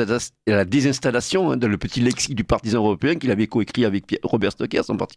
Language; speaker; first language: French; native; French